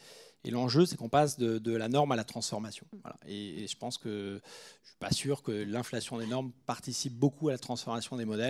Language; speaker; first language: French; native; French